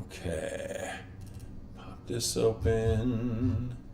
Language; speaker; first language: English; native; English